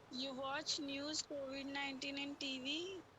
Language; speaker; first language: English; non-native, learner; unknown